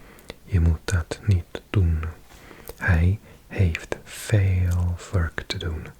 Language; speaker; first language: Dutch; non-native, learner; English